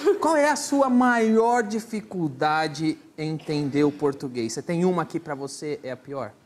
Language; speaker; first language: Portuguese; native; Portuguese